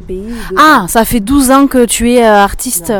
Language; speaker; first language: French; native; French